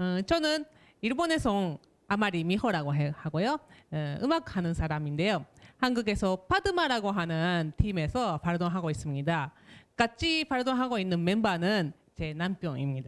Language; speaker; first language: Korean; non-native, fluent; Japanese